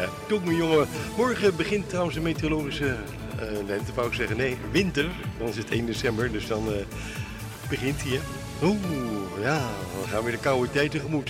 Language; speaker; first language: Dutch; native; Dutch